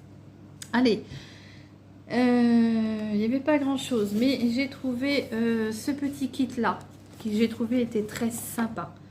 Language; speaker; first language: French; native; French